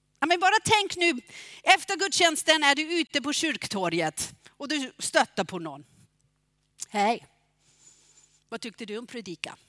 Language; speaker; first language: Swedish; non-native, fluent; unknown